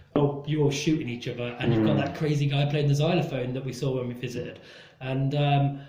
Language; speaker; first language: English; native; English